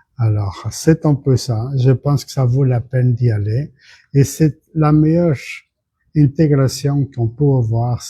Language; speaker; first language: French; non-native, fluent; Portuguese